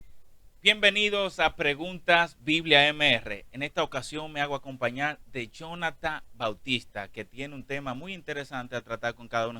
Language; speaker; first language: Spanish; native; Spanish